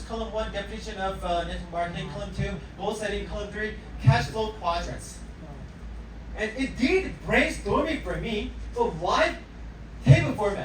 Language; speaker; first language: English; non-native, fluent; Korean